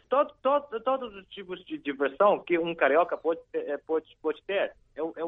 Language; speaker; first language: Portuguese; non-native, fluent; Chinese